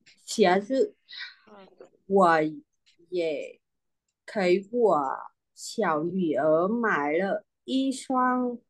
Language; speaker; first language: Chinese; non-native, learner; Vietnamese